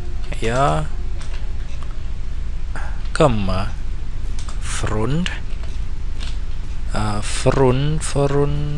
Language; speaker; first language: Swedish; non-native, learner; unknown